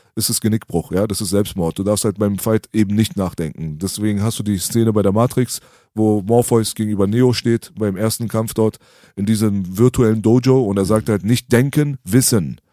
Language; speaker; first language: German; early bilingual, other home language; Persian